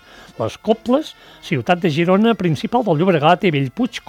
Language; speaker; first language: Catalan; native; Catalan